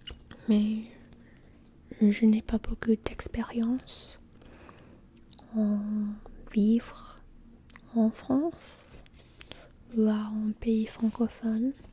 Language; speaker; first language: French; non-native, learner; English